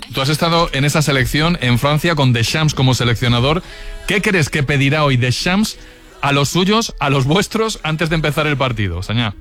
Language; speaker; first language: Spanish; native; Spanish